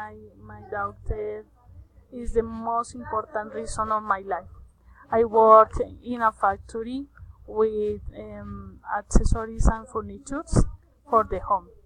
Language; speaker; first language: English; non-native, learner; Spanish